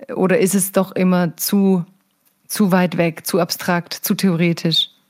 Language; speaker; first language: German; native; German